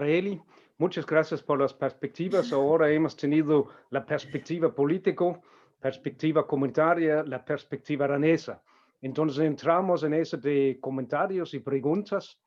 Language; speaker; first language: Spanish; non-native, fluent; Danish